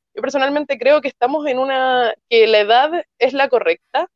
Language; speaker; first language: Spanish; native; Spanish